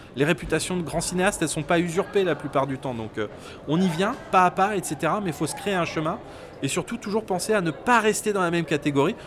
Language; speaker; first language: French; native; French